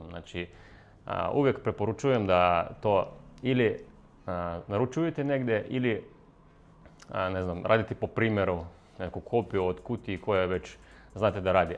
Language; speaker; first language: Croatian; non-native, fluent; Russian